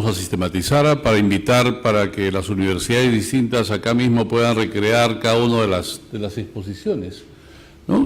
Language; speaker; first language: Spanish; native; Spanish